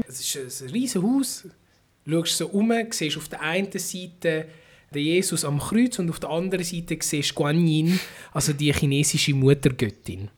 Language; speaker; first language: German; early bilingual, other home language; Filipino